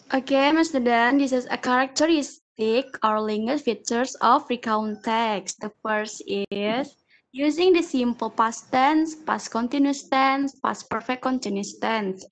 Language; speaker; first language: English; non-native, learner; Indonesian